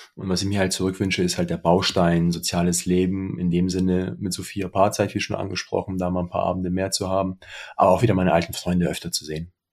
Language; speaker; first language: German; early bilingual, other home language; Russian